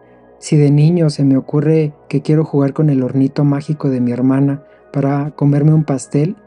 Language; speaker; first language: Spanish; native; Spanish